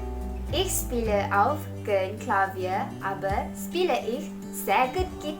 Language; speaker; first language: German; non-native, learner; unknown